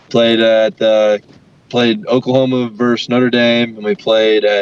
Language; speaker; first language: English; native; English